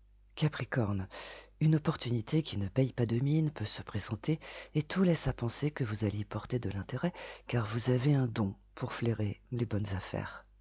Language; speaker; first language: French; native; French